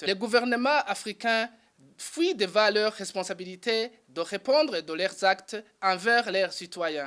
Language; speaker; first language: French; non-native, local second language; Rundi